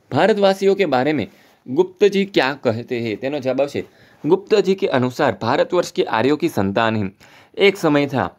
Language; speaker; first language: Hindi; non-native, local second language; Gujarati